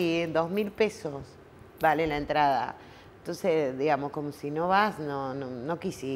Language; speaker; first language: Spanish; native; Spanish